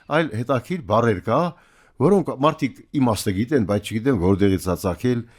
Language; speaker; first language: Armenian; native; Armenian